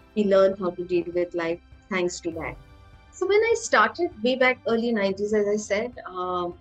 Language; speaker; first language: English; non-native, local second language; Hindi